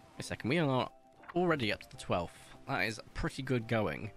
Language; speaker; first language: English; native; English